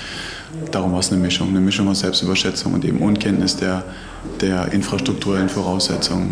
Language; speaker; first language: German; native; German